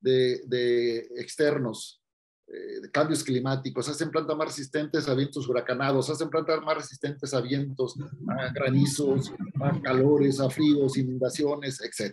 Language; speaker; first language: Spanish; native; Spanish